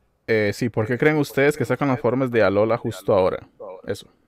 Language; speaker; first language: Spanish; native; Spanish